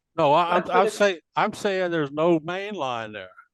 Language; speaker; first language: English; native; English